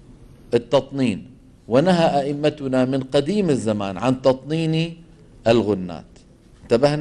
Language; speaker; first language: Arabic; native; Arabic